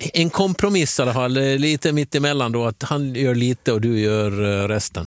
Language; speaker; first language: Swedish; native; Swedish